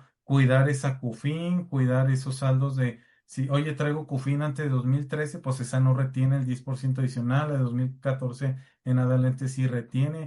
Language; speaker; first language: Spanish; native; Spanish